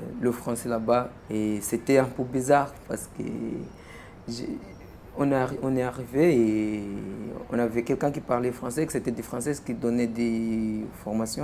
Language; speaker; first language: French; non-native, fluent; Tsonga